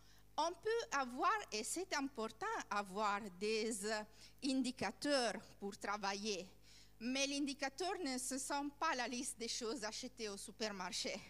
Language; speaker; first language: French; non-native, learner; Italian